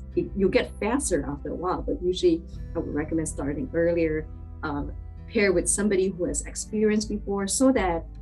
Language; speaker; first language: English; non-native, local second language; Chinese